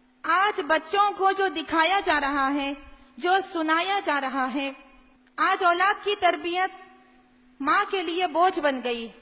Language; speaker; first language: Urdu; native; Urdu